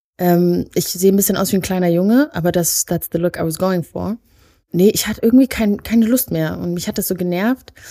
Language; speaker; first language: German; early bilingual, other home language; Kinyarwanda